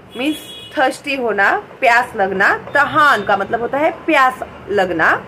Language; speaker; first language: Hindi; non-native, local second language; Marathi